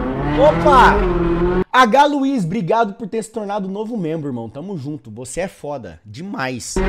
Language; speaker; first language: Portuguese; native; Portuguese